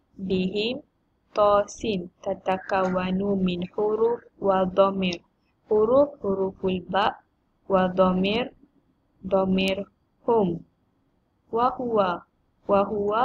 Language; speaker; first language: Arabic; non-native, learner; Malay